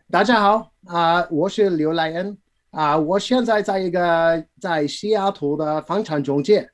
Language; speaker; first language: Chinese; non-native, learner; English